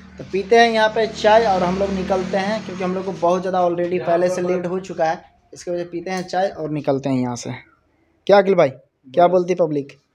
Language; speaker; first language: Hindi; non-native, local second language; Maithili